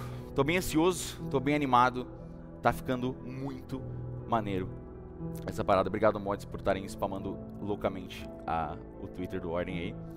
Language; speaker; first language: Portuguese; native; Portuguese